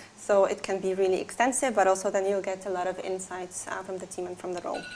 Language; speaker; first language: English; non-native, fluent; Polish